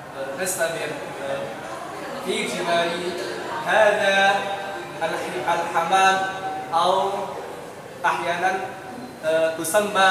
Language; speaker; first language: Arabic; non-native, learner; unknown